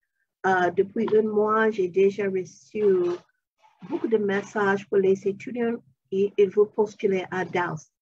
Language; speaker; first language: French; non-native, fluent; English